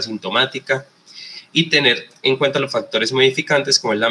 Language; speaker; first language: Spanish; native; Spanish